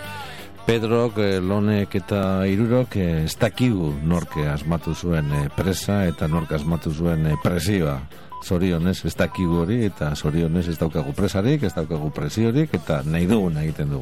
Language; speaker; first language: Basque; native; Basque